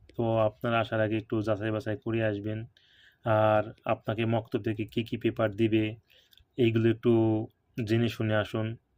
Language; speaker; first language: Bangla; native; Bangla